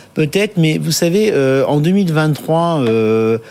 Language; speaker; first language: French; native; French